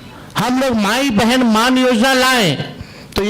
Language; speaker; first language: Hindi; native; Hindi